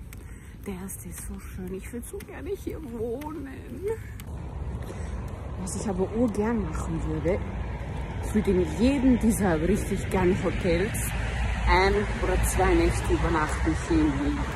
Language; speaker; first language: German; early bilingual, heritage; German